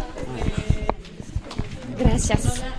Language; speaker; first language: Spanish; non-native, learner; French